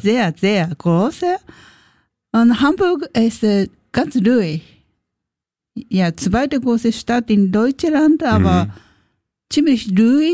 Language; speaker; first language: German; non-native, learner; Japanese